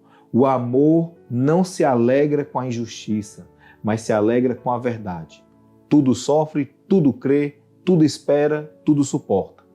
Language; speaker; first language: Portuguese; native; Portuguese